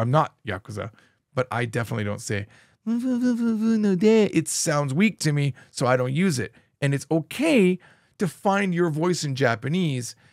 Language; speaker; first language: English; native; English